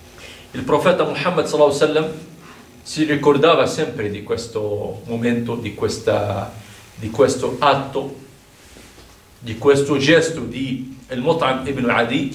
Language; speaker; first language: Italian; non-native, fluent; Arabic